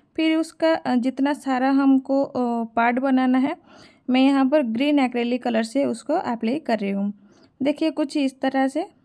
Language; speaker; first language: Hindi; non-native, local second language; Odia